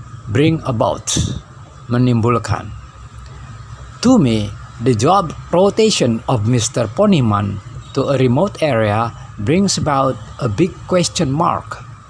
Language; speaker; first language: English; non-native, fluent; Indonesian